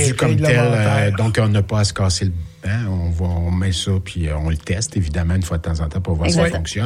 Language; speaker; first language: French; native; French